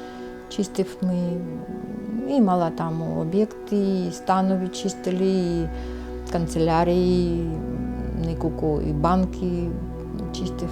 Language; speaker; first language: Macedonian; non-native, learner; Russian